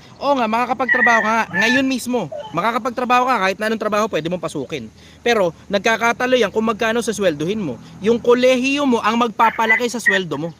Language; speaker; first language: Filipino; native; Filipino